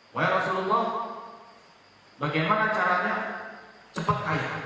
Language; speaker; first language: Indonesian; native; Indonesian